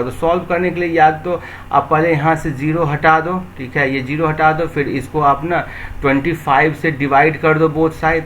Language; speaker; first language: Hindi; native; Hindi